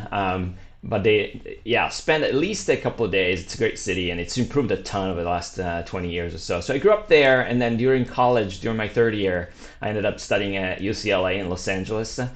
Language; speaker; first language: English; non-native, fluent; Italian